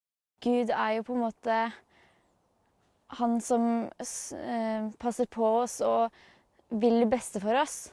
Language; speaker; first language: Norwegian; native; Norwegian